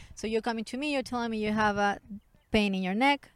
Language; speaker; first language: English; non-native, fluent; Spanish